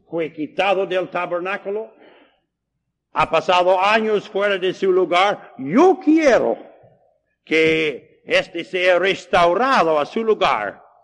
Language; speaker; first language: Spanish; non-native, fluent; English